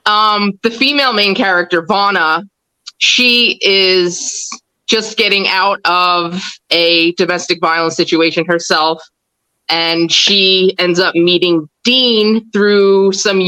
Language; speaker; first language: English; native; English